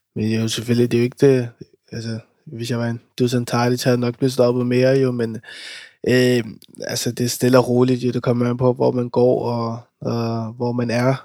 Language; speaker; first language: Danish; early bilingual, other home language; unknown